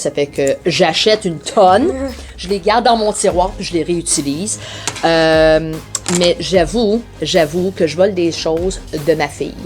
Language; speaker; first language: French; native; French